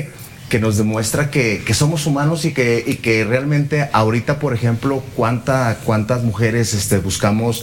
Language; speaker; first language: Spanish; native; Spanish